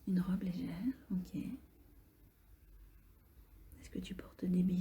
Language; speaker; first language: French; native; French